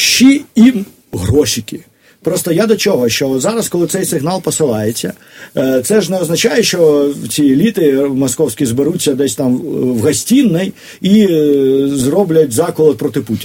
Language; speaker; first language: Ukrainian; native; Ukrainian